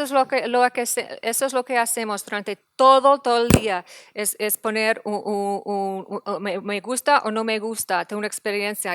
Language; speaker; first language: Spanish; non-native, fluent; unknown